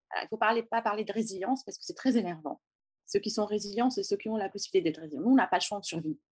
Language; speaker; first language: French; native; French